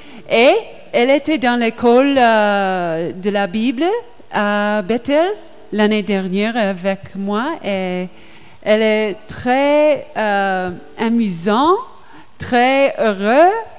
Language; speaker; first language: French; non-native, learner; English